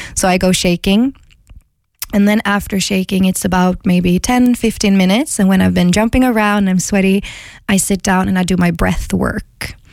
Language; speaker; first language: English; non-native, fluent; Swedish